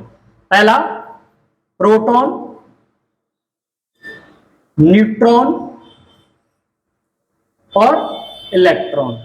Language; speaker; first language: Hindi; native; Hindi